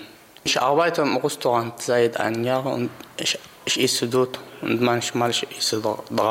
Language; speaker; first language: German; non-native, learner; Arabic